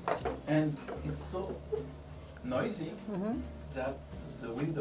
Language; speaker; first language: English; non-native, fluent; French